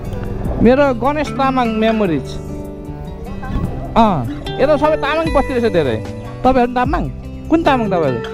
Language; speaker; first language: Nepali; native; Nepali